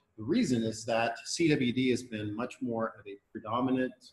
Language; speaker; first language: English; native; English